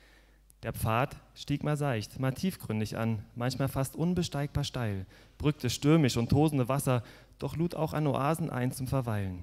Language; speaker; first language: German; native; German